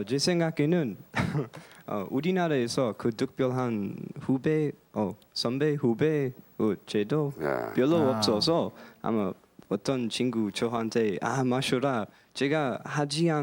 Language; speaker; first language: Korean; non-native, learner; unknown